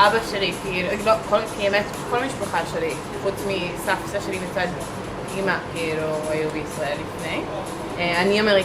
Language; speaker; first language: Hebrew; early bilingual, heritage; Hebrew